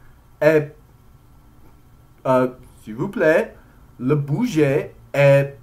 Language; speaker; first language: French; non-native, learner; English